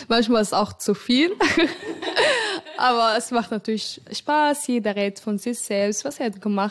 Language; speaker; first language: German; early bilingual, other home language; Arabic